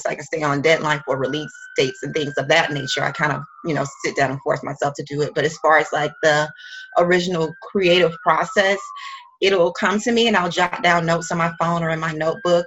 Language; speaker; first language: English; native; English